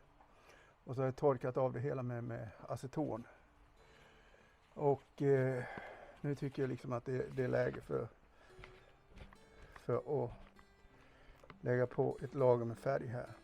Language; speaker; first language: Swedish; native; Swedish